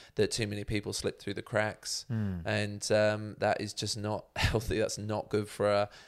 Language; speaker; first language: English; native; English